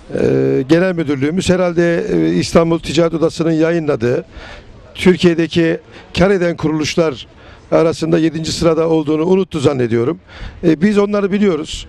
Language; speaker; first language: Turkish; native; Turkish